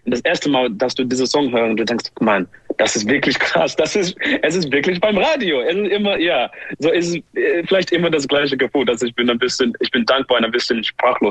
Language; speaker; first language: German; non-native, fluent; English